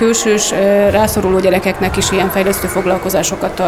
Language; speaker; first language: Hungarian; native; Hungarian